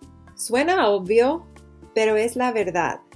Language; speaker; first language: Spanish; non-native, fluent; English